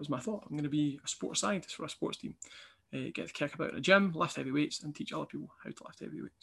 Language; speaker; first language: English; native; English